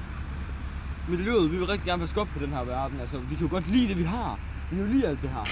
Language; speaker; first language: Danish; native; Danish